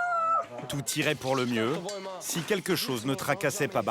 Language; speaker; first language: French; native; French